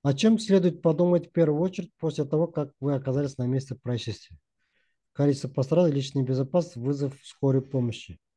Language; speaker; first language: Russian; non-native, local second language; Kazakh